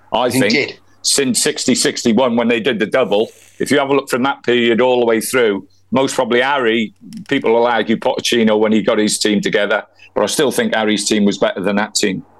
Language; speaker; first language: English; native; English